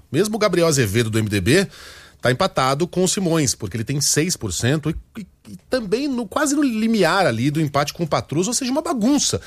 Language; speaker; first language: Portuguese; native; Portuguese